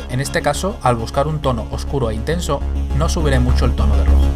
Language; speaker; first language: Spanish; native; Spanish